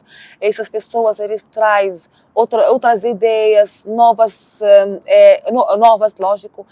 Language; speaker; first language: Portuguese; non-native, learner; Arabic